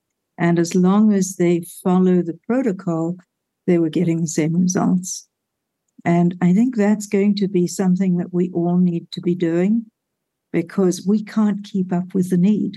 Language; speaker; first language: English; native; English